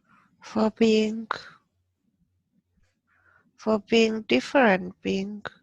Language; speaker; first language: English; non-native, fluent; German